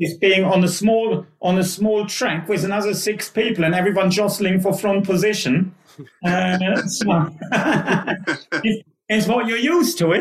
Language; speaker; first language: English; non-native, fluent; German